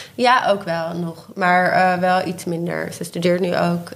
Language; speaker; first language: Dutch; native; Dutch